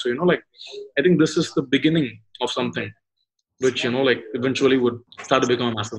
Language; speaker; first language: English; non-native, local second language; Tamil